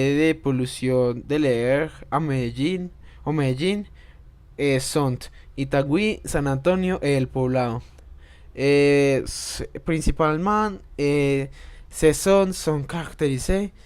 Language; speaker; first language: French; non-native, learner; Spanish